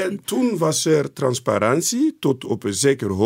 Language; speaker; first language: Dutch; non-native, fluent; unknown